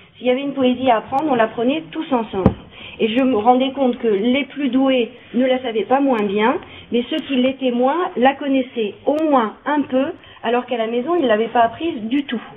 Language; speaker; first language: French; native; French